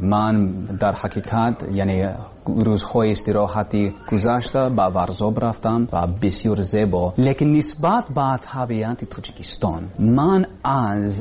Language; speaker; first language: Persian; non-native, learner; English